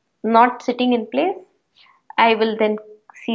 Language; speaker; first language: English; non-native, local second language; Tamil